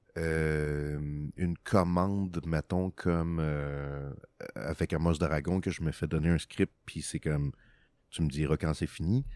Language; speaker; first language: French; native; French